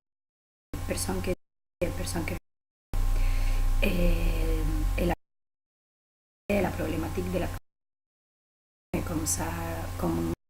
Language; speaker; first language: French; non-native, learner; Spanish